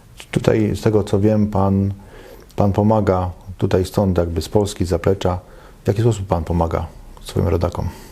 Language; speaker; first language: Polish; native; Polish